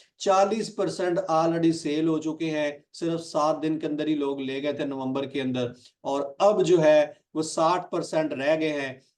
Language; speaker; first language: Urdu; non-native, local second language; Punjabi